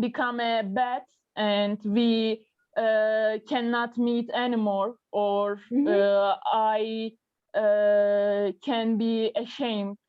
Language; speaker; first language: English; non-native, learner; Turkish